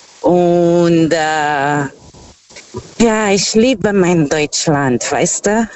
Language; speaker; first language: German; non-native, learner; Portuguese